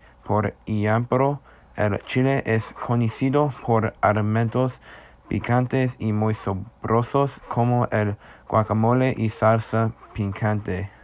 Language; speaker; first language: Spanish; non-native, learner; English